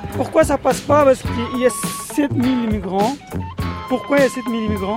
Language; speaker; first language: French; non-native, learner; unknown